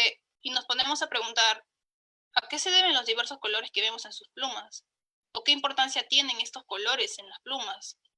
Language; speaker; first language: Spanish; native; Spanish